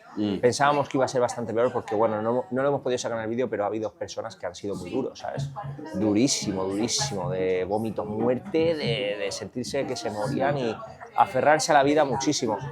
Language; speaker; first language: Spanish; native; Spanish